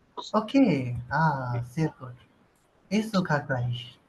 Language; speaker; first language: German; non-native, learner; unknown